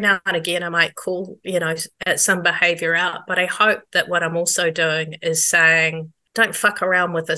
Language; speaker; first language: English; native; English